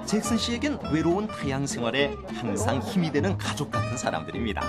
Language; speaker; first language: Korean; native; Korean